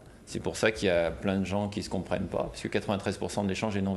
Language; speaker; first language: French; native; French